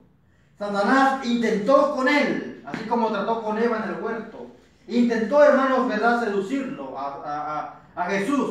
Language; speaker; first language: Spanish; native; Spanish